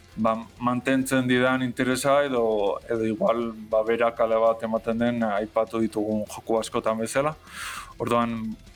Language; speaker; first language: Basque; non-native, learner; Spanish